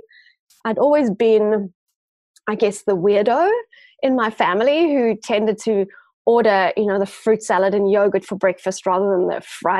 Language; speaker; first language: English; native; English